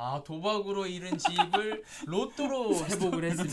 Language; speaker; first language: Korean; native; Korean